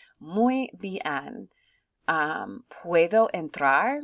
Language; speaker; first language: Spanish; non-native, fluent; English